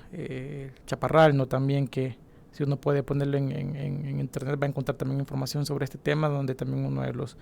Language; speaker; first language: Spanish; native; Spanish